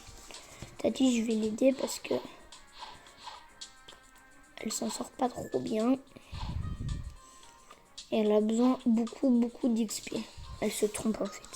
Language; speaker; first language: French; native; French